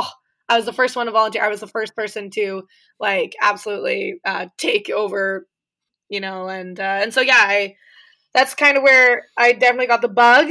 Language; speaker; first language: English; native; English